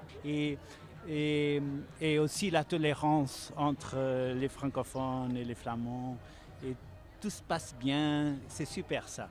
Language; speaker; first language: French; non-native, learner; Portuguese